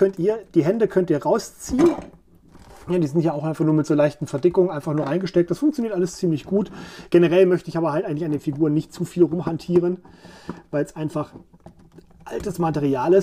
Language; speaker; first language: German; native; German